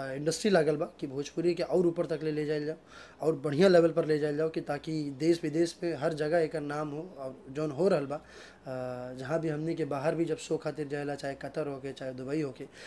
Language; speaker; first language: Hindi; native; Hindi